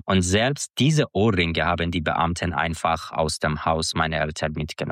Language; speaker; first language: German; non-native, fluent; Persian